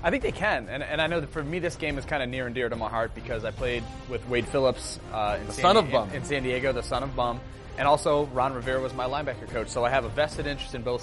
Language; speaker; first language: English; native; English